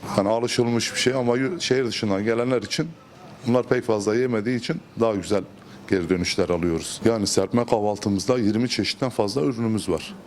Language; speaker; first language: Turkish; native; Turkish